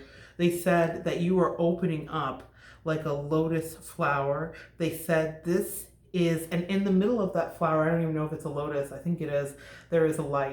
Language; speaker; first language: English; native; English